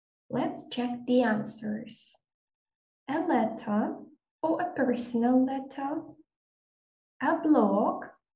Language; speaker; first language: English; non-native, fluent; Russian